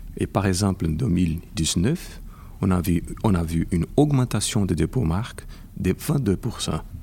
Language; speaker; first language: French; non-native, fluent; Portuguese